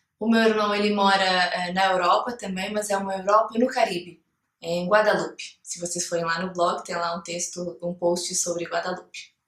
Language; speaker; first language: Portuguese; native; Portuguese